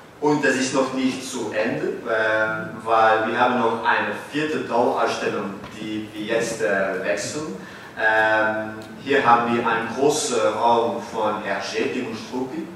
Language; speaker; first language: German; non-native, fluent; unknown